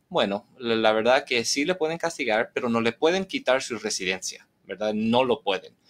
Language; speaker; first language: Spanish; early bilingual, heritage; Spanish